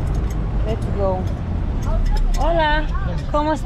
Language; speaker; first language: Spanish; non-native, learner; Hebrew